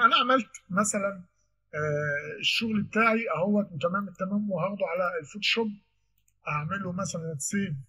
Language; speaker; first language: Arabic; native; Arabic